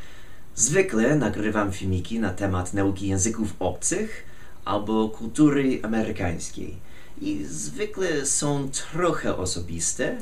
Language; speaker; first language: Polish; non-native, fluent; English